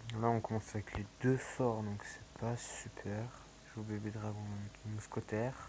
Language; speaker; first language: French; native; French